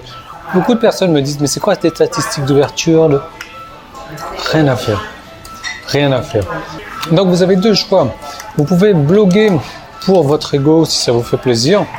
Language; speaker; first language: French; native; French